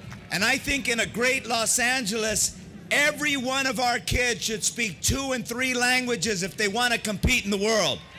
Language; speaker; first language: English; early bilingual, other home language; Spanish